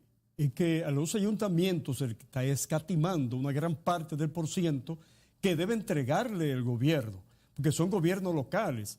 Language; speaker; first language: Spanish; native; Spanish